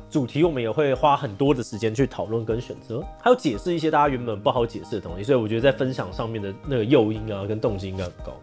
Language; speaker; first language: Chinese; native; Chinese